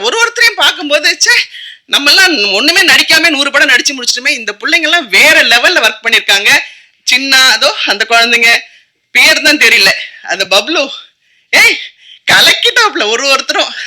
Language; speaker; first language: Tamil; native; Tamil